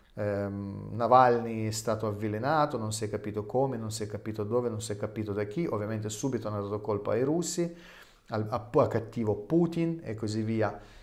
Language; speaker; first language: Italian; non-native, fluent; Russian